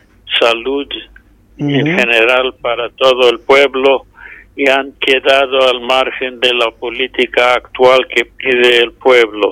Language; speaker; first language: Spanish; non-native, fluent; English